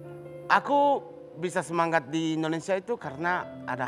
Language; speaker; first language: Indonesian; non-native, learner; Japanese